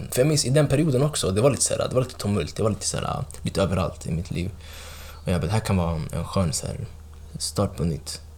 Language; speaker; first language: Swedish; early bilingual, other home language; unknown